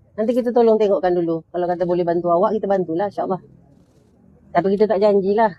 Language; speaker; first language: Malay; native; Malay